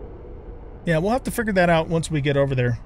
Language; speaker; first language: English; native; English